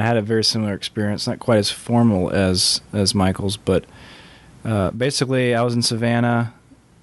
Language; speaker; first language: English; native; English